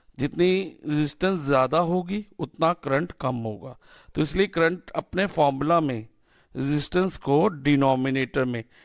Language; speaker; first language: Hindi; native; Hindi